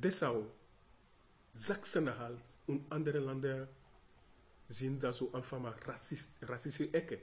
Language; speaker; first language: German; non-native, learner; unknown